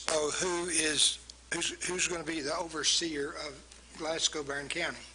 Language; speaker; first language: English; non-native, fluent; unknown